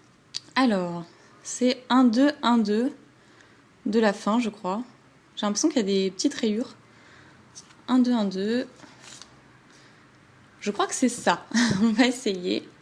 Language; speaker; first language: French; native; French